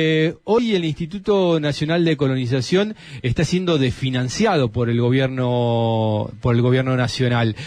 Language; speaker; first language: Spanish; native; Spanish